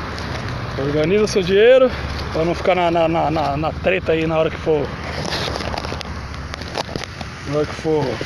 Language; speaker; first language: Portuguese; native; Portuguese